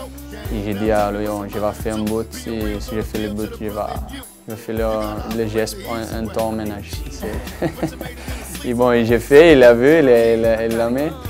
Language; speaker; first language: French; non-native, learner; Portuguese